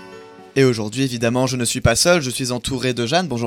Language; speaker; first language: French; native; French